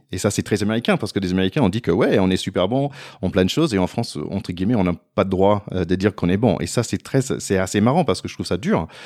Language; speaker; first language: French; non-native, fluent; English